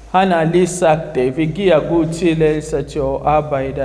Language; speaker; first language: Danish; non-native, fluent; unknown